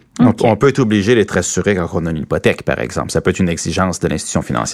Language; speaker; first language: French; native; French